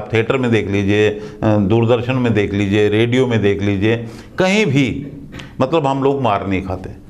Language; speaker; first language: Hindi; non-native, local second language; Dogri